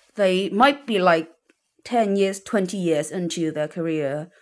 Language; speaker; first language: English; non-native, local second language; Cantonese